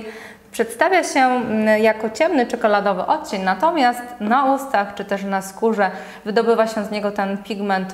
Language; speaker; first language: Polish; native; Polish